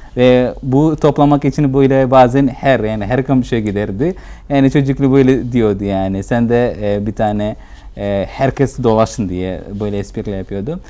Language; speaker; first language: Turkish; non-native, fluent; Malayalam